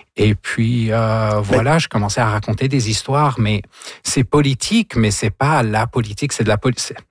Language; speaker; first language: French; non-native, local second language; Arabic